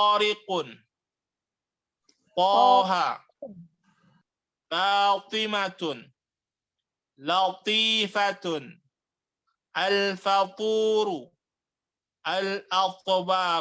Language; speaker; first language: Arabic; non-native, fluent; Indonesian